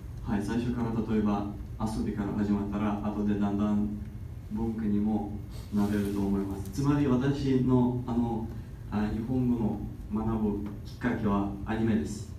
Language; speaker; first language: Japanese; non-native, learner; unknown